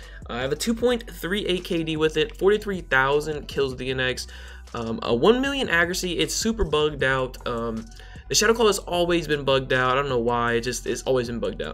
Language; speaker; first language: English; native; English